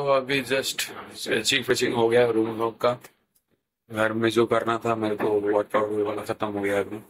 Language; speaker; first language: Hindi; non-native, local second language; Odia